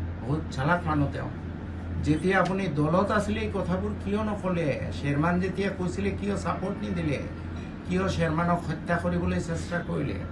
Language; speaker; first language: Assamese; non-native, local second language; Bangla